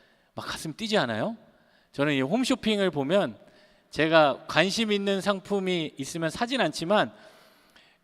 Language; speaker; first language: Korean; native; Korean